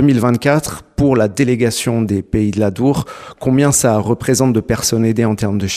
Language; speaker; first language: French; native; French